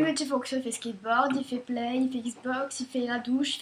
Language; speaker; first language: French; native; French